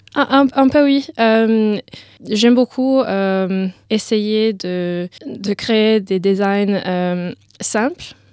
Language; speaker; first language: French; non-native, learner; English